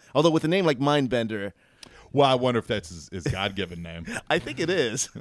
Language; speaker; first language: English; native; English